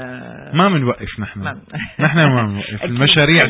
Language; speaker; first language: Arabic; native; Arabic